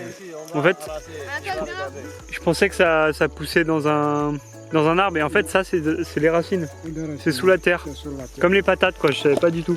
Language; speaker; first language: French; native; French